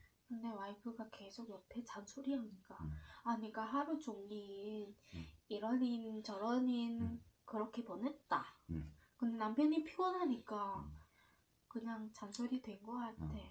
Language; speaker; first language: Korean; non-native, learner; Vietnamese